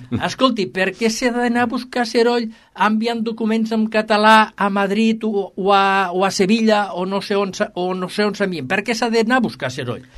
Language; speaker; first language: Catalan; native; Catalan